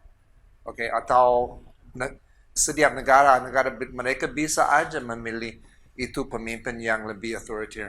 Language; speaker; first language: Indonesian; non-native, fluent; English